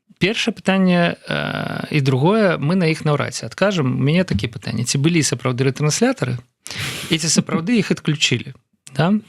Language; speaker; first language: Belarusian; non-native, local second language; Russian